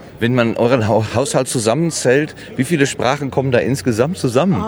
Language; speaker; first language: German; native; German